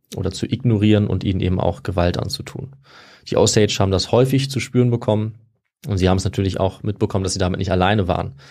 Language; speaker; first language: German; native; German